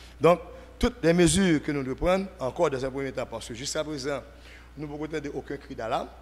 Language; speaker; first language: French; non-native, local second language; Haitian Creole